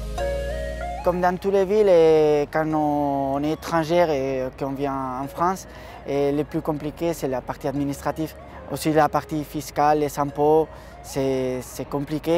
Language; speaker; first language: French; non-native, fluent; Spanish